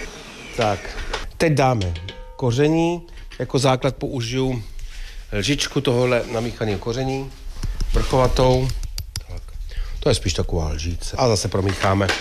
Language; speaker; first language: Czech; native; Czech